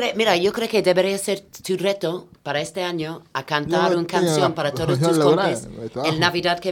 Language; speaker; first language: Spanish; non-native, fluent; English